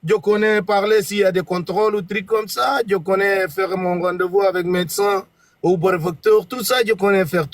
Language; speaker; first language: French; non-native, learner; Arabic